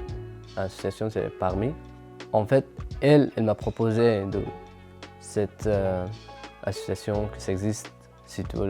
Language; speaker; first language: French; non-native, learner; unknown